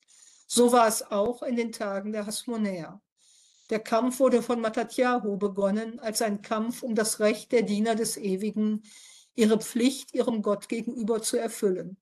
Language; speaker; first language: German; native; German